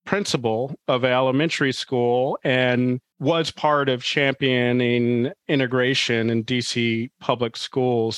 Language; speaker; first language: English; native; English